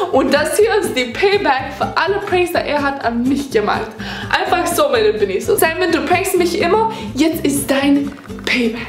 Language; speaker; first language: German; non-native, learner; English